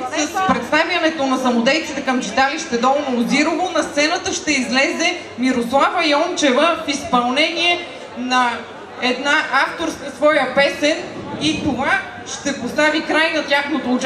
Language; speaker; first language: Bulgarian; native; Bulgarian